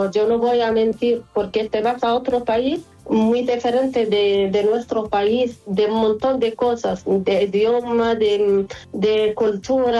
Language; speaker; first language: Spanish; non-native, fluent; Arabic